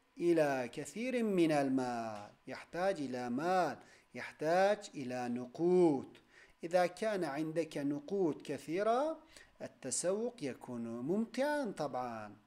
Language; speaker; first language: Arabic; non-native, fluent; Turkish